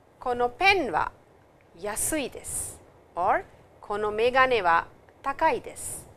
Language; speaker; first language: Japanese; non-native, fluent; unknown